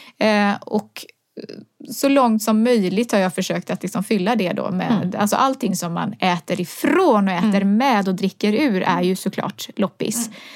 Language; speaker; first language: Swedish; native; Swedish